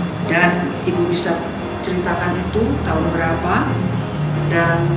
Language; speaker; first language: Indonesian; native; Indonesian